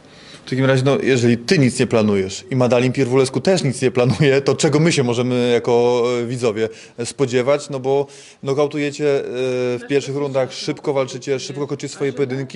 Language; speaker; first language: Polish; native; Polish